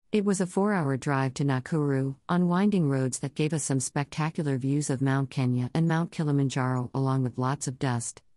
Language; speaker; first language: English; native; English